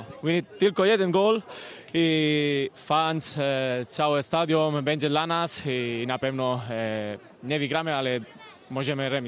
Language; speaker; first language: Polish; non-native, learner; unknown